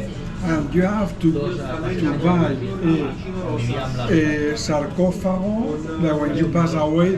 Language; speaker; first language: English; non-native, fluent; Spanish